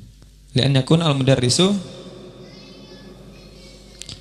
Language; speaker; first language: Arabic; non-native, fluent; Indonesian